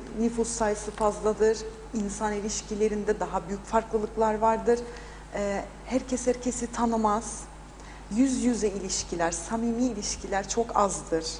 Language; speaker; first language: Turkish; native; Turkish